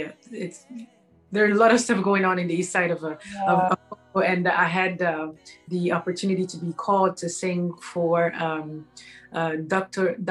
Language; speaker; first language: English; non-native, fluent; French